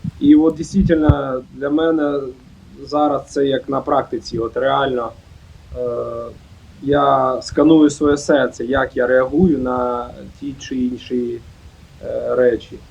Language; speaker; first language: Ukrainian; non-native, local second language; Russian